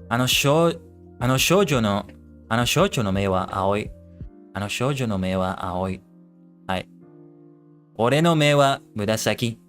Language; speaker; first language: Japanese; non-native, learner; English